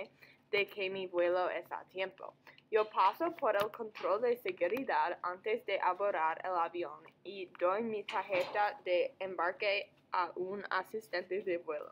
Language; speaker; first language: Spanish; non-native, learner; English